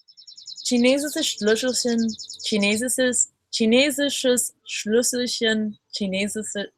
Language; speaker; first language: German; non-native, fluent; English